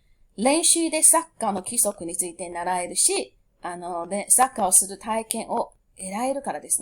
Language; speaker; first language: Japanese; non-native, fluent; English